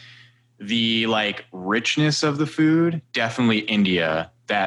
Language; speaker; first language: English; native; English